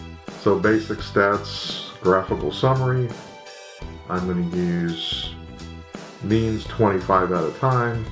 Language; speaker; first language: English; native; English